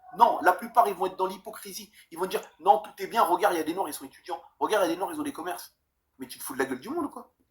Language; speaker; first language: French; native; French